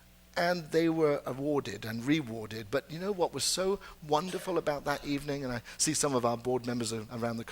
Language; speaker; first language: English; native; English